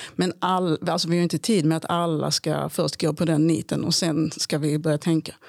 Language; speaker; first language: Swedish; early bilingual, other home language; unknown